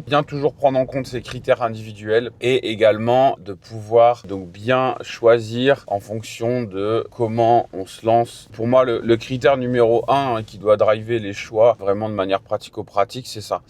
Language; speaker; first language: French; native; French